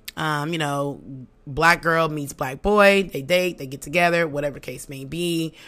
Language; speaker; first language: English; native; English